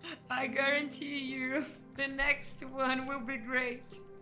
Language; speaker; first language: English; non-native, fluent; Portuguese